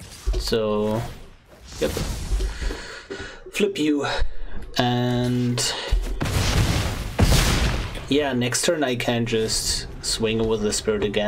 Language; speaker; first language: English; non-native, fluent; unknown